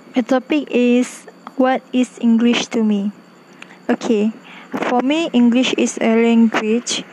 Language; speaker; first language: English; non-native, local second language; Malay